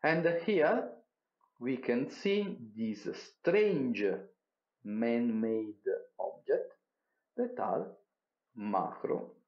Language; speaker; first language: English; non-native, fluent; Italian